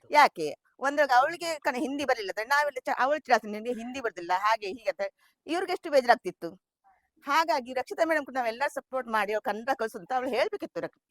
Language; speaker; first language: Kannada; non-native, local second language; Tulu